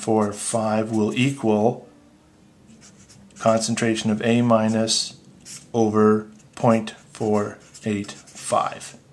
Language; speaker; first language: English; native; English